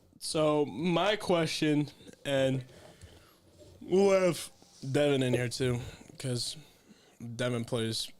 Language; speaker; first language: English; native; English